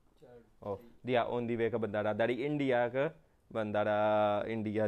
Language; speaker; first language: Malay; non-native, fluent; Urdu